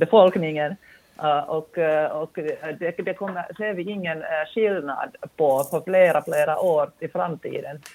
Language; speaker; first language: Swedish; non-native, local second language; Finnish